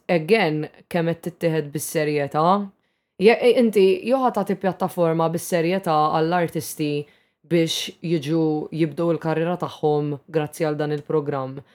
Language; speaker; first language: Maltese; native; Maltese